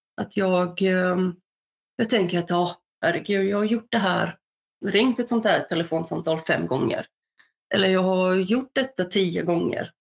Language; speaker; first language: Swedish; early bilingual, other home language; Bosnian